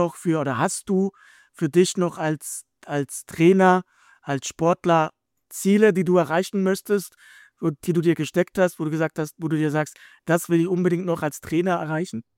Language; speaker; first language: German; native; German